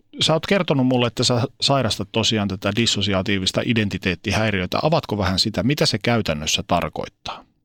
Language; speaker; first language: Finnish; native; Finnish